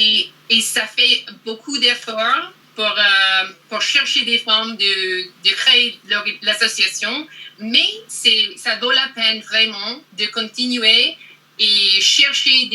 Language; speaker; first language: French; non-native, learner; English